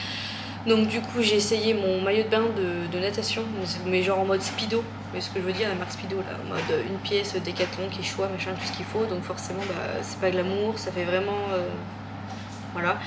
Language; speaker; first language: French; native; French